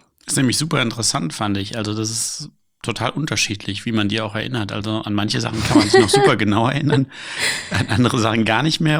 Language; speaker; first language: German; native; German